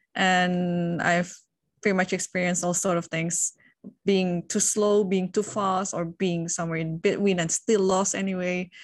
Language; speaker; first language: English; non-native, fluent; Indonesian